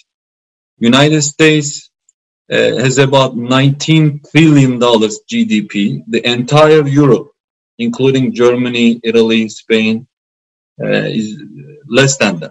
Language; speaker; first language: English; non-native, fluent; Turkish